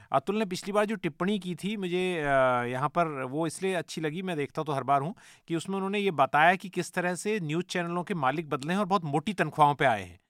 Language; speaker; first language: Hindi; native; Hindi